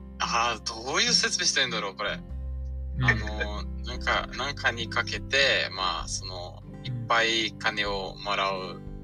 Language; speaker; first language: Japanese; non-native, learner; Portuguese